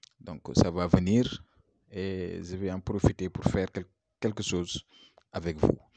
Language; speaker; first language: French; non-native, local second language; Wolof